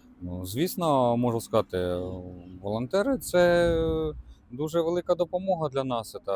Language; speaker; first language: Ukrainian; non-native, local second language; Russian